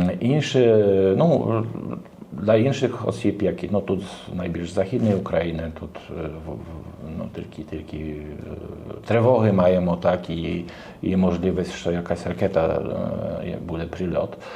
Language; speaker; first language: Ukrainian; non-native, learner; Polish